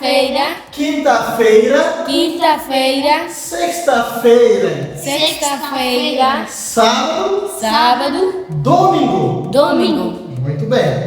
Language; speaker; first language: Portuguese; non-native, fluent; Haitian Creole